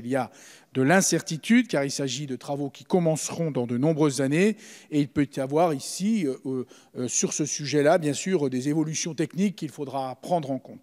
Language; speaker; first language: French; native; French